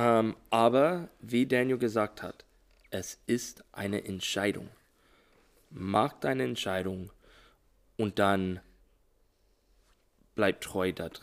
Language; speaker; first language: German; non-native, learner; English